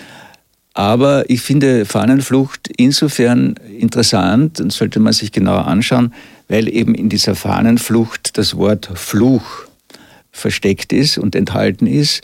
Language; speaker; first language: German; native; German